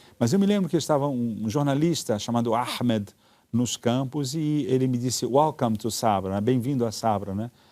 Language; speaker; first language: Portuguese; early bilingual, other home language; Italian